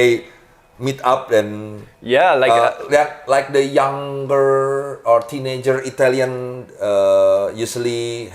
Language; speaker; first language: English; non-native, learner; Indonesian